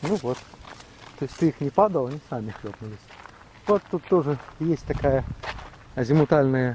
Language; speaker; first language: Russian; native; Russian